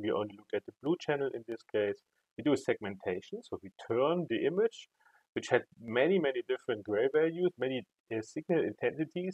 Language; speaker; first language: English; non-native, fluent; German